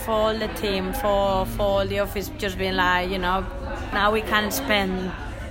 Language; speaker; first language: English; non-native, fluent; Spanish